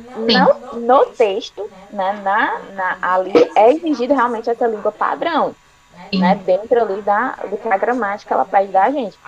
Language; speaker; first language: Portuguese; native; Portuguese